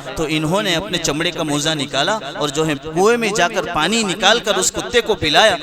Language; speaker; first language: Urdu; non-native, local second language; Gujarati